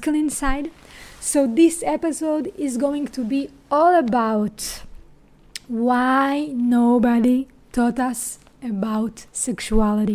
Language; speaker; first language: English; non-native, fluent; Hebrew